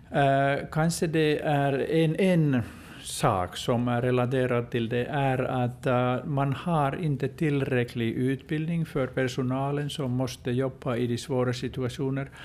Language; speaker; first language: Swedish; non-native, local second language; Finnish